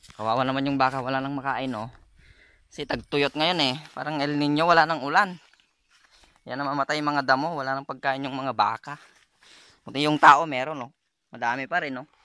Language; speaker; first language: Filipino; non-native, local second language; Iloko